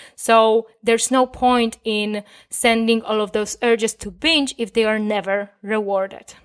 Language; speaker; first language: English; non-native, fluent; Polish